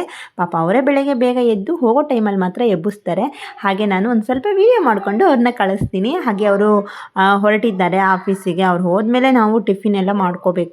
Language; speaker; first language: Kannada; native; Kannada